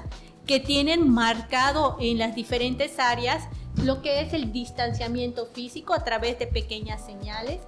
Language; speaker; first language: Spanish; native; Spanish